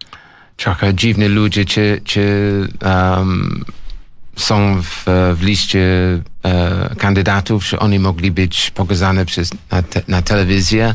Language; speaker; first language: Polish; non-native, fluent; English